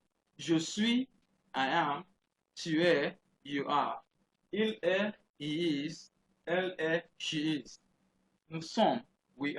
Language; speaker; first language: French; non-native, fluent; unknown